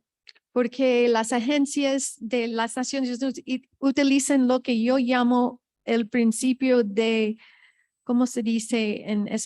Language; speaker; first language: Spanish; non-native, fluent; English